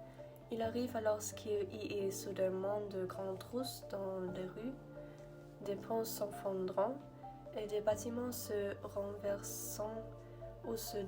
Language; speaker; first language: French; non-native, learner; German